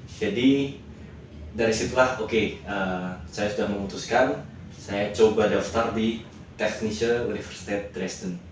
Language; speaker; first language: Indonesian; native; Indonesian